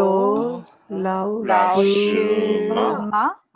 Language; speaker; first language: Chinese; non-native, learner; English